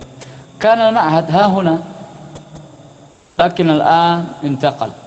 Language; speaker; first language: Arabic; non-native, fluent; Indonesian